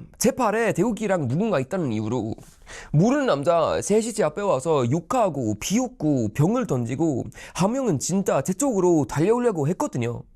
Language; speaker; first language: Korean; non-native, fluent; Swedish